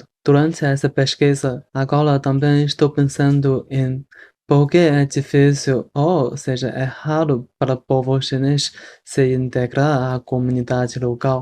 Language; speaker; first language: Portuguese; non-native, fluent; Chinese